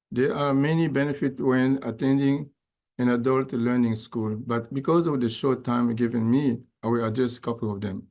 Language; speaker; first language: English; non-native, fluent; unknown